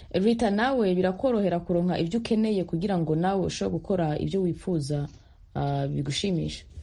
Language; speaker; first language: Rundi; native; Rundi